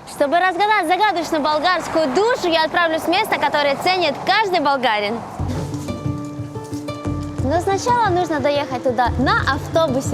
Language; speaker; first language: Russian; native; Russian